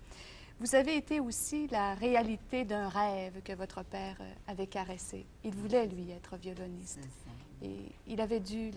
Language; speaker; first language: French; native; French